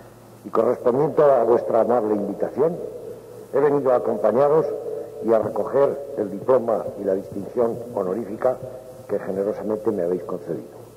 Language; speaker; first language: Spanish; native; Spanish